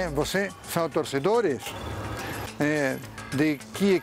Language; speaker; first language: Portuguese; non-native, fluent; Spanish